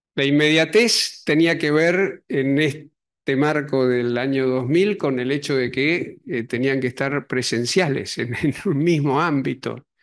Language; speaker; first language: Spanish; native; Spanish